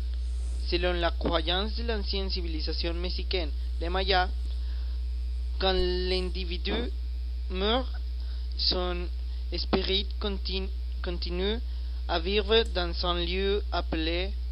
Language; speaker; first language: French; non-native, learner; Spanish